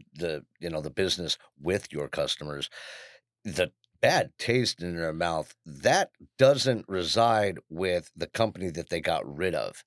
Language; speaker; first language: English; native; English